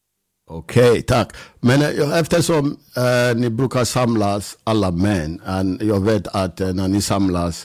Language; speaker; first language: Swedish; non-native, fluent; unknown